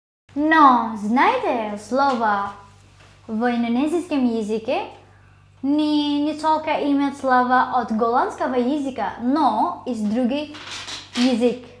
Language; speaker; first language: Russian; non-native, learner; Indonesian